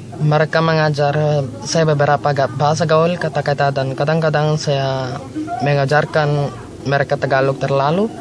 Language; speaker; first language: Indonesian; non-native, learner; Filipino